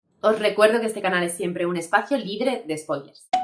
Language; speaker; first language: Spanish; native; Spanish